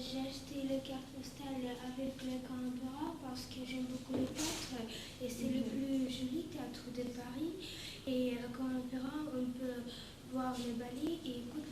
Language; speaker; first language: French; non-native, learner; Russian